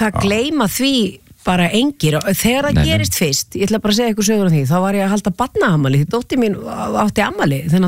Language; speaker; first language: Icelandic; native; Icelandic